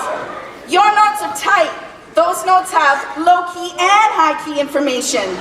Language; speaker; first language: English; native; English